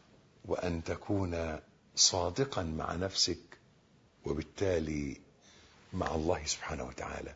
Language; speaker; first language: Arabic; native; Arabic